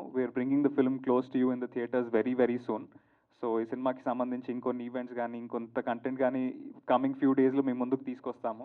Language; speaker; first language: Telugu; native; Telugu